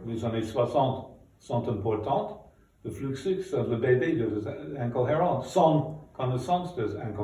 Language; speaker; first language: French; non-native, fluent; English